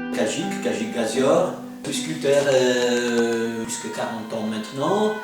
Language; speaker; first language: French; non-native, fluent; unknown